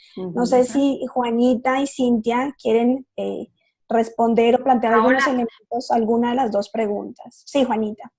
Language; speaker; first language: Spanish; native; Spanish